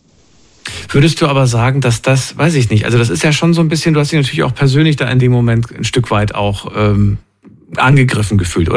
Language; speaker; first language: German; native; German